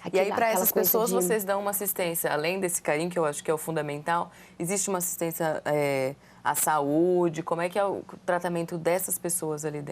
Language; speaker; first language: Portuguese; native; Portuguese